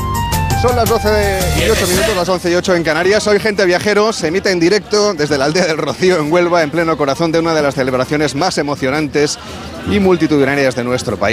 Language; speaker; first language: Spanish; native; Spanish